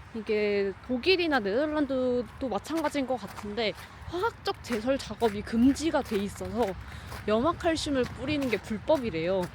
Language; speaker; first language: Korean; native; Korean